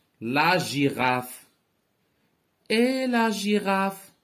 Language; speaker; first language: French; non-native, local second language; Arabic